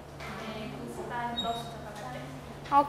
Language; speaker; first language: Spanish; non-native, learner; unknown